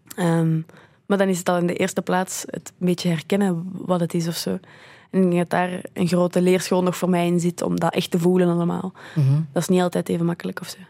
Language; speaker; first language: Dutch; native; Dutch